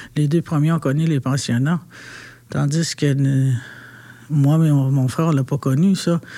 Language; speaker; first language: French; non-native, local second language; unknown